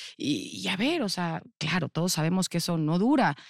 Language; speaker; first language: Spanish; native; Spanish